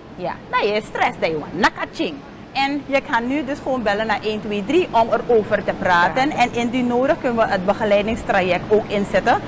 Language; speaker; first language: Dutch; native; Dutch